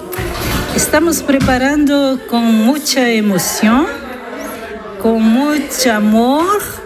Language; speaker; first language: Spanish; non-native, learner; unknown